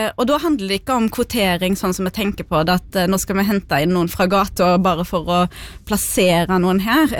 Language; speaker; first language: Norwegian; early bilingual, other home language; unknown